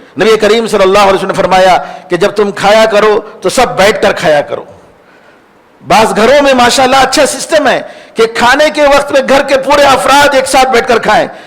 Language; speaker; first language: Urdu; native; Urdu